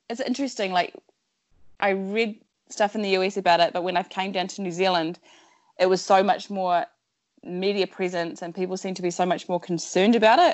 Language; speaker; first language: English; native; English